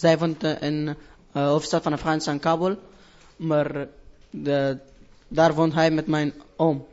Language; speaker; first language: Dutch; non-native, learner; Persian